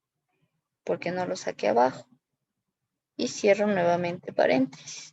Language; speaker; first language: Spanish; native; Spanish